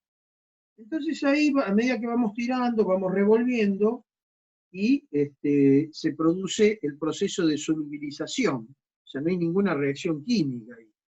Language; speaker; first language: Spanish; native; Spanish